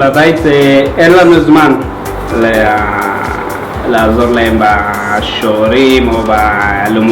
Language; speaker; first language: Hebrew; non-native, fluent; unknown